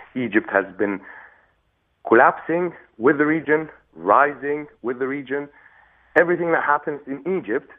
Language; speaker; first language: English; non-native, fluent; Arabic